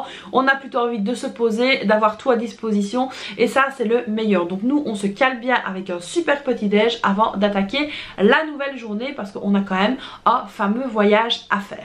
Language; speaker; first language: French; native; French